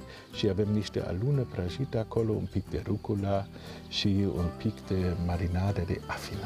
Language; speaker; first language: Romanian; non-native, learner; German